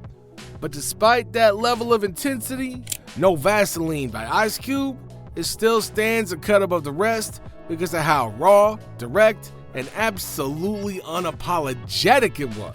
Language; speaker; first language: English; native; English